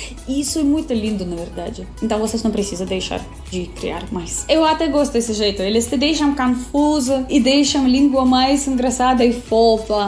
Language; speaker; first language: Portuguese; non-native, fluent; Russian